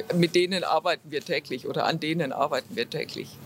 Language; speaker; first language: German; native; German